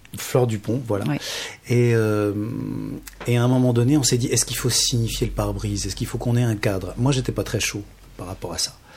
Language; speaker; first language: French; native; French